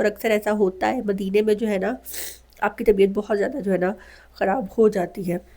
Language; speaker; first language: Urdu; native; Urdu